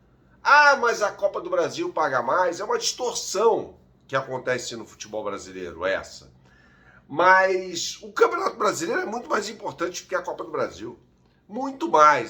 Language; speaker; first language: Portuguese; native; Portuguese